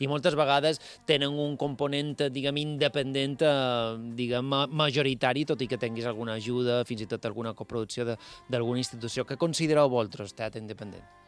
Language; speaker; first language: Catalan; native; Catalan